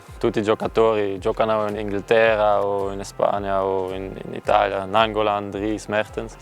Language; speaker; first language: Italian; non-native, learner; Dutch